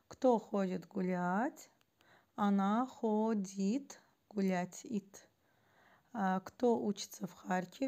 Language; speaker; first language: Russian; non-native, fluent; Azerbaijani